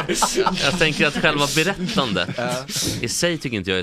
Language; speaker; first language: Swedish; native; Swedish